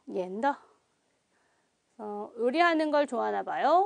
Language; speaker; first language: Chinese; non-native, fluent; Korean